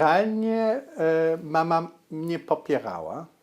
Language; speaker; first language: Polish; early bilingual, heritage; Polish